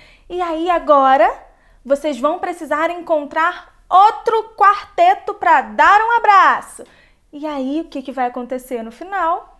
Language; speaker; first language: Portuguese; native; Portuguese